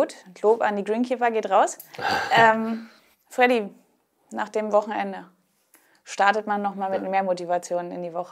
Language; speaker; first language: German; native; German